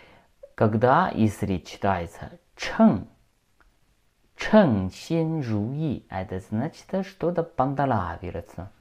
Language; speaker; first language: Russian; non-native, learner; Chinese